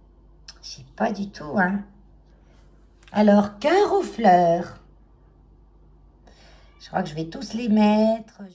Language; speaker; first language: French; native; French